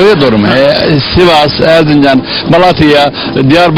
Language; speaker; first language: Turkish; native; Turkish